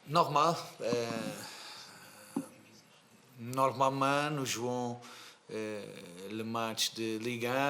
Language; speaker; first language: French; non-native, fluent; Portuguese